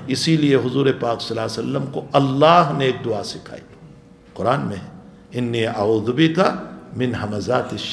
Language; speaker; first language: Urdu; non-native, local second language; Gujarati